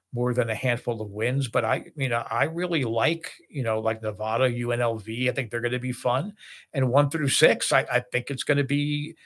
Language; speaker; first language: English; native; English